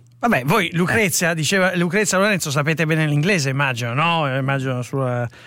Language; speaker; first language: Italian; native; Italian